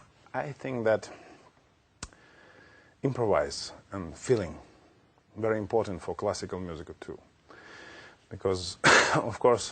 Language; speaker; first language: English; non-native, learner; Russian